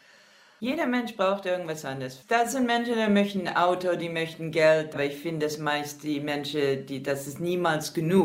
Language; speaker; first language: German; non-native, learner; English